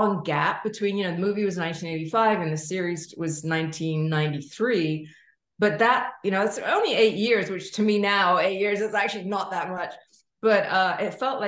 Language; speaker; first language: English; native; English